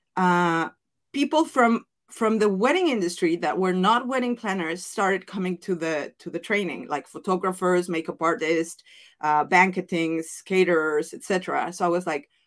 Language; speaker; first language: English; non-native, fluent; Spanish